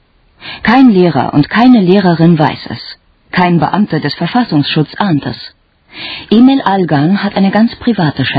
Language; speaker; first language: German; native; German